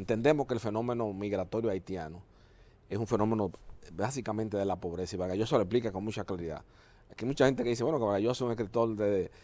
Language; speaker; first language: Spanish; native; Spanish